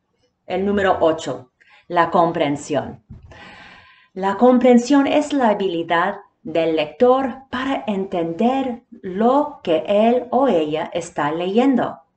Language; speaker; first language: Spanish; early bilingual, heritage; Spanish